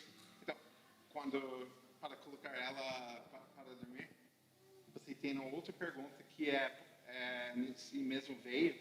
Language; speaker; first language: Portuguese; non-native, fluent; English